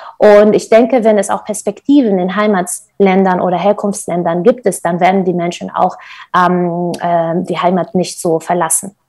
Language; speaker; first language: German; non-native, fluent; Kurdish